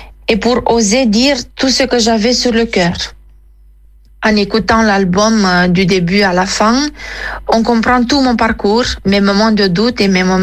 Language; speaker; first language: French; non-native, fluent; Romanian